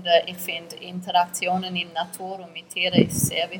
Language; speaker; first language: German; early bilingual, heritage; German